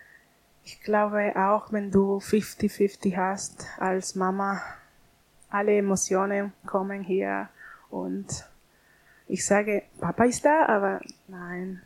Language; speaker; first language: German; non-native, learner; Spanish